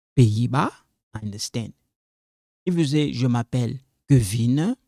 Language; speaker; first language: English; non-native, fluent; Lingala